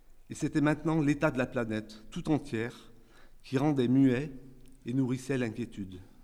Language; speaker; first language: French; native; French